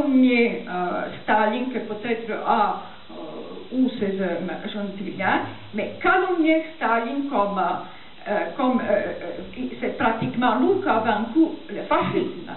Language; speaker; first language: French; non-native, fluent; Serbian